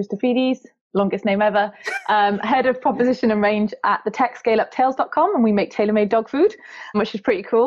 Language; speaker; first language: English; native; English